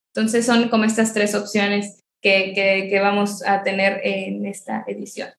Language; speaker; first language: Spanish; native; Spanish